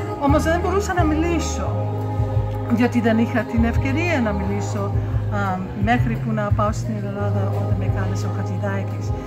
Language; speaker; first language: Greek; early bilingual, heritage; English